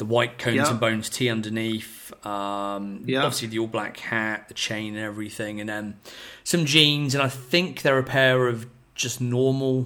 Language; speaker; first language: English; native; English